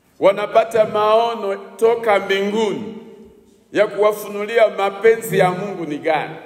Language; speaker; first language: Swahili; non-native, local second language; Nande